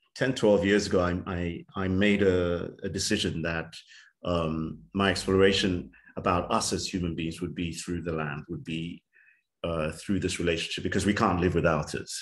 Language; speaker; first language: English; native; English